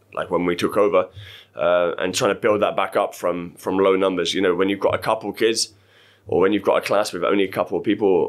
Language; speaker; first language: English; native; English